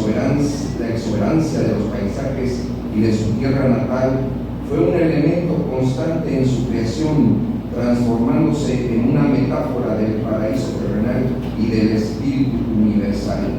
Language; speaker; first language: Spanish; native; Spanish